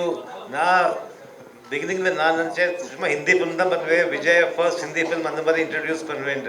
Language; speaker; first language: Tamil; early bilingual, heritage; Tamil